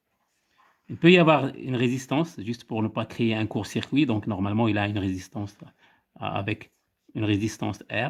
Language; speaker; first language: French; non-native, local second language; Arabic